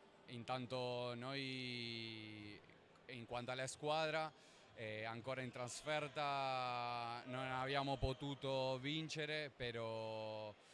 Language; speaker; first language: Italian; non-native, learner; Spanish